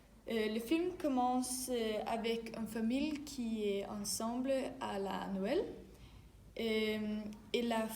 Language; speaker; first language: French; non-native, learner; Danish